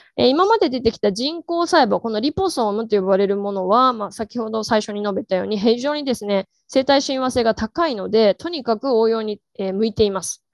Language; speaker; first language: Japanese; native; Japanese